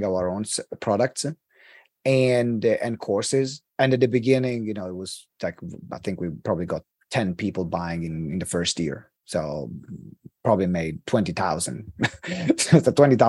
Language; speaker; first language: English; non-native, fluent; Italian